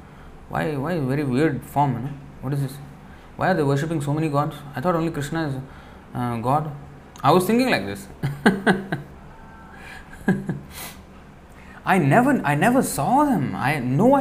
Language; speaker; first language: English; non-native, local second language; Telugu